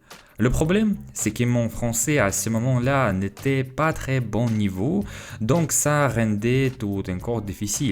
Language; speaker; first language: French; non-native, fluent; Russian